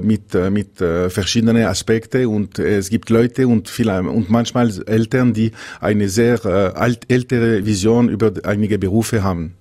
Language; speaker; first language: German; non-native, local second language; French